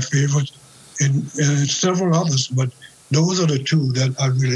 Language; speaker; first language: English; native; English